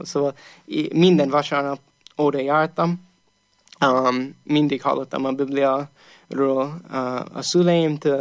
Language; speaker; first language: Hungarian; non-native, fluent; English